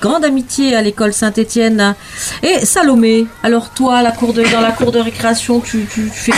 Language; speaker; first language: French; native; French